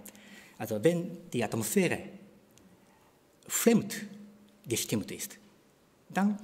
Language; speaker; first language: German; non-native, fluent; Japanese